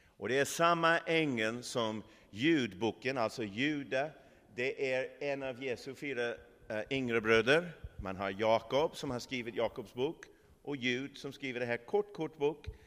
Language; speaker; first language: Swedish; non-native, fluent; English